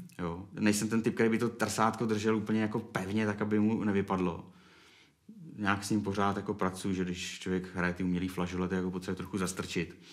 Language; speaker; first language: Czech; native; Czech